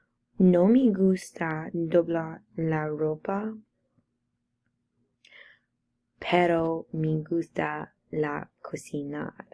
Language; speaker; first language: Spanish; non-native, learner; English